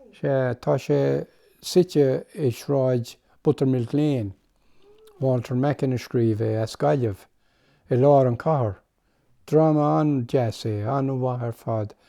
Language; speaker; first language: Irish; non-native, local second language; English